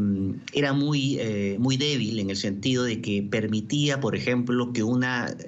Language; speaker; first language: Spanish; native; Spanish